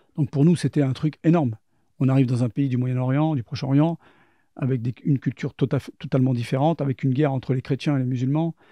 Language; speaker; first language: French; native; French